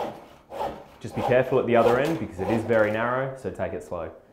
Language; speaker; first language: English; native; English